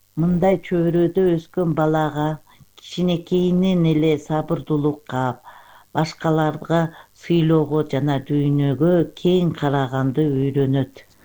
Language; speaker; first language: Kyrgyz; non-native, local second language; Uyghur